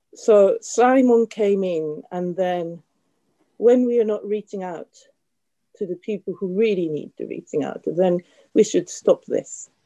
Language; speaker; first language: English; non-native, fluent; Japanese